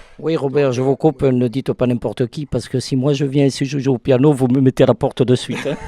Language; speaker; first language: French; native; French